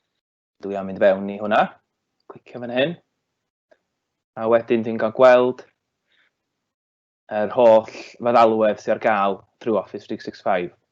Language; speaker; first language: Welsh; native; Welsh